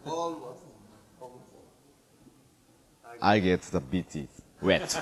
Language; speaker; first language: English; non-native, learner; Japanese